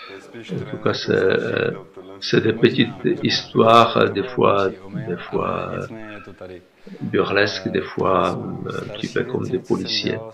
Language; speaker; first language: French; non-native, fluent; Czech